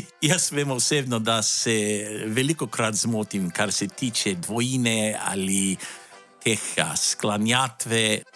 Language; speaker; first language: Slovenian; early bilingual, heritage; Slovenian